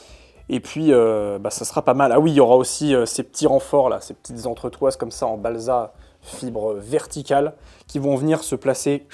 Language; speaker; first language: French; native; French